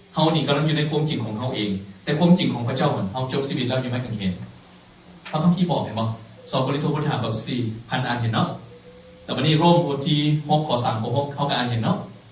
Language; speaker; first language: Thai; non-native, local second language; Lao